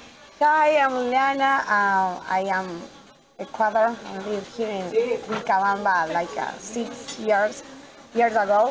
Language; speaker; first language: English; non-native, learner; Spanish